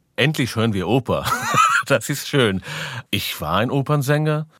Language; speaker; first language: German; non-native, fluent; Hebrew